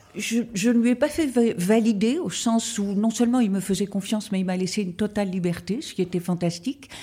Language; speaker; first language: French; native; French